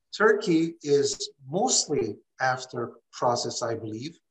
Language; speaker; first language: English; early bilingual, other home language; Armenian